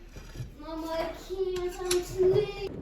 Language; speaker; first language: Russian; native; Russian